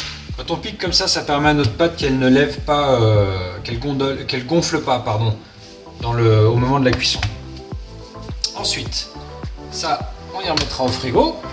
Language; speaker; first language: French; native; French